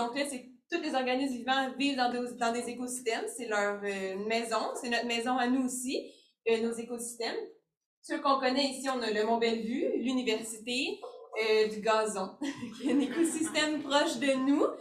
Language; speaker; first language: French; native; French